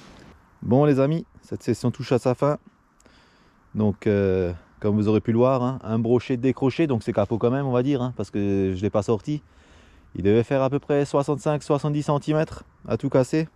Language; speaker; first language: French; native; French